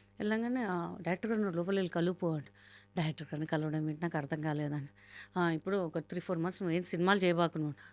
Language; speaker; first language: Telugu; non-native, local second language; Hindi